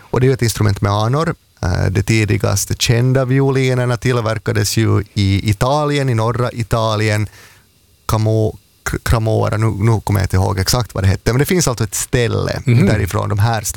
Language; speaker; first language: Swedish; native; Swedish